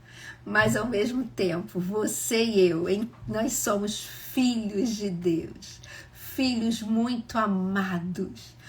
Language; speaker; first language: Portuguese; native; Portuguese